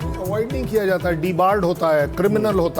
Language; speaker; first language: Hindi; native; Hindi